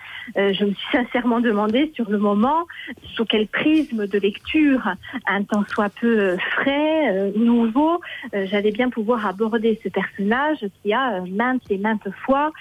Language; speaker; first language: French; native; French